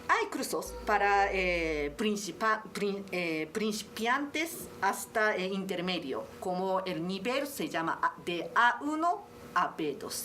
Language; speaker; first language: Spanish; non-native, learner; Japanese